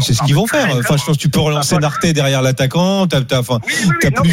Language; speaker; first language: French; native; French